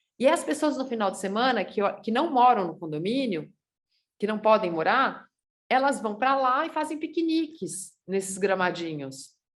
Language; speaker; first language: Portuguese; native; Portuguese